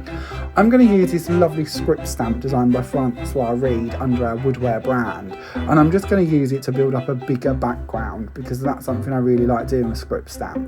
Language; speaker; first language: English; native; English